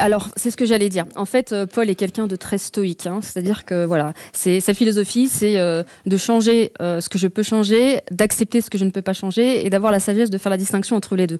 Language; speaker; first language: French; native; French